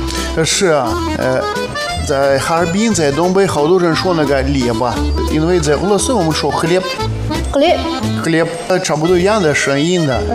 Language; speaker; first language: Chinese; non-native, learner; Russian